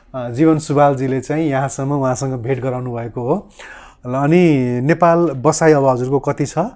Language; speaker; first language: Nepali; native; Nepali